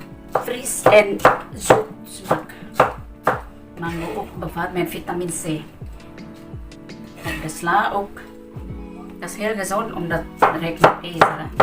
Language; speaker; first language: Dutch; non-native, learner; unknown